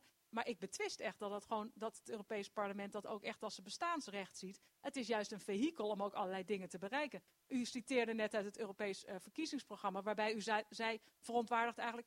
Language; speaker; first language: Dutch; native; Dutch